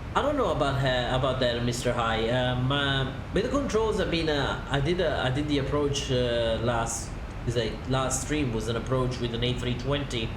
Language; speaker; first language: English; non-native, fluent; Italian